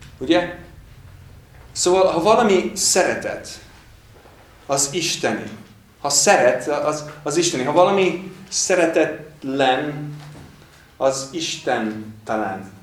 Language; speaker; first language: Hungarian; non-native, fluent; English